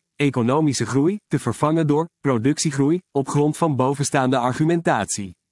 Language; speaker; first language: Dutch; native; Dutch